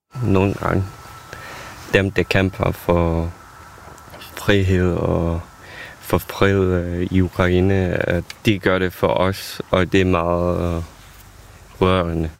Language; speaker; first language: Danish; non-native, local second language; Ukrainian